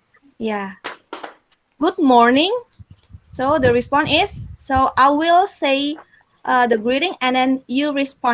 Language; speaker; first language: English; non-native, fluent; Indonesian